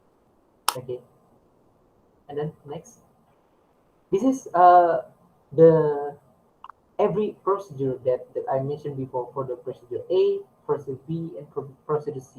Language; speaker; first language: English; non-native, learner; Indonesian